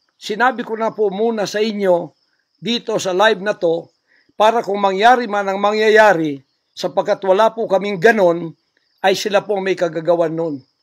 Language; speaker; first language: Filipino; non-native, local second language; Cebuano